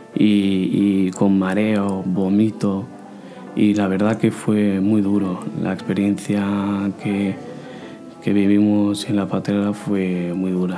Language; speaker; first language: Spanish; non-native, fluent; Arabic